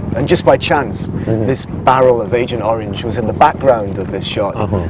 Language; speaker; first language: English; native; English